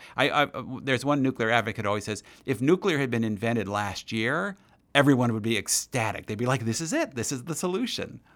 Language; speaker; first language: English; native; English